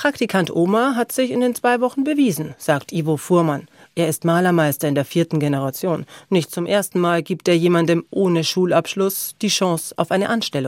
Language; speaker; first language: German; native; German